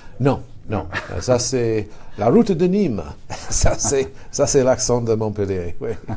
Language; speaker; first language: French; non-native, fluent; English